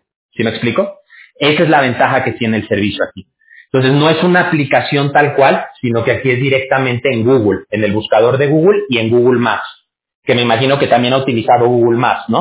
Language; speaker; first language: Spanish; native; Spanish